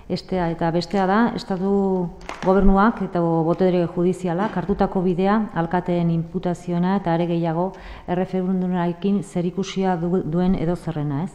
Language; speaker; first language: Basque; native; Basque